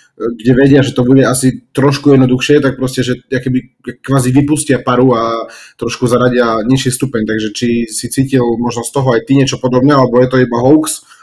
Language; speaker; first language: Slovak; native; Slovak